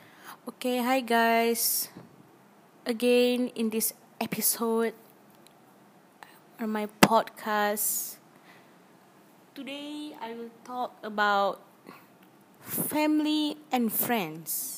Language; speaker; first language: English; non-native, learner; Malay